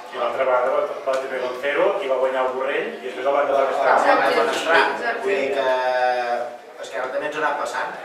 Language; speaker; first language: Catalan; native; Catalan